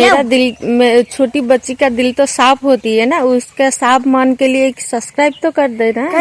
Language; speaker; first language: Hindi; non-native, local second language; Odia